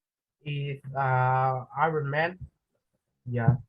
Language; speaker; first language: English; non-native, learner; Vietnamese